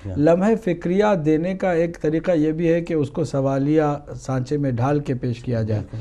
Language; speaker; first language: Urdu; native; Urdu